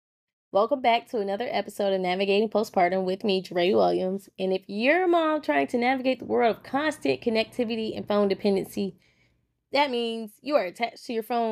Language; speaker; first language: English; native; English